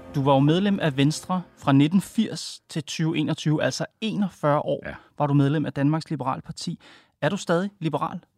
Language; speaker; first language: Danish; native; Danish